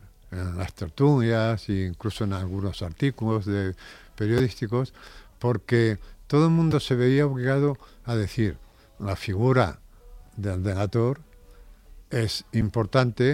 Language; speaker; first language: Spanish; native; Spanish